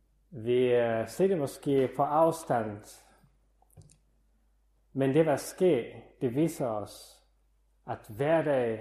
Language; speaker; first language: Danish; non-native, fluent; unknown